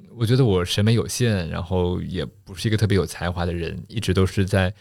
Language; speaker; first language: Chinese; non-native, local second language; Wu Chinese